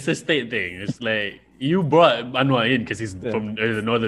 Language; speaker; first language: English; non-native, local second language; Malay